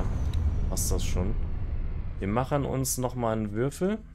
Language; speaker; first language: German; native; German